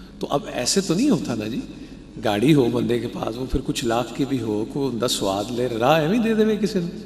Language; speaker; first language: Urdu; non-native, local second language; Punjabi